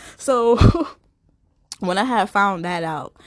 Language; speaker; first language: English; native; English